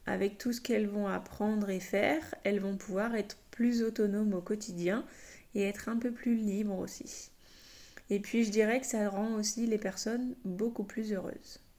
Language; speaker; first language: French; native; French